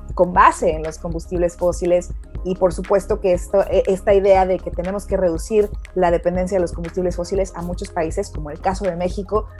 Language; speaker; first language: Spanish; native; Spanish